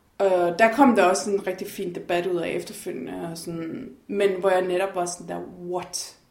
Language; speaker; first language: Danish; native; Danish